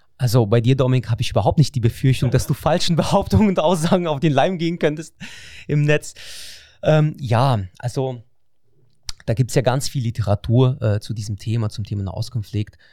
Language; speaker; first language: German; non-native, fluent; Russian